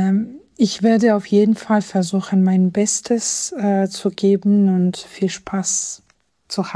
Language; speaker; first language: German; non-native, fluent; Georgian